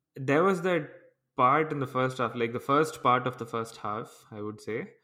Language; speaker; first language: English; non-native, local second language; Tamil